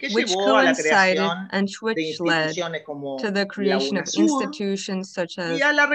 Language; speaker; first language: English; non-native, fluent; Spanish